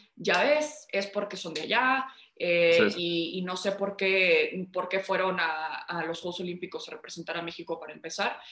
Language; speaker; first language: Spanish; early bilingual, heritage; Spanish